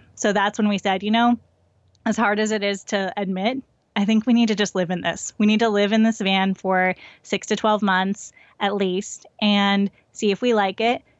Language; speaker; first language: English; native; English